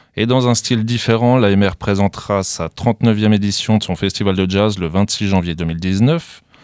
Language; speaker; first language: French; native; French